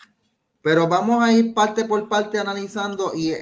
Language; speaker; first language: Spanish; native; Spanish